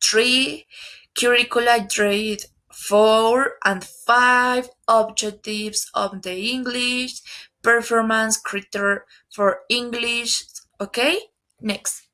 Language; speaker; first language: English; non-native, learner; Spanish